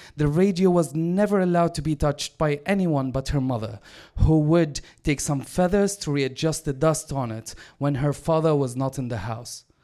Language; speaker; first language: English; non-native, fluent; Arabic